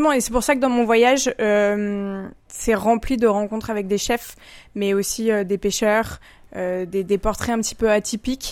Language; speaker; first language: French; native; French